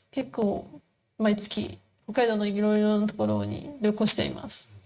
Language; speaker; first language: Japanese; non-native, fluent; Chinese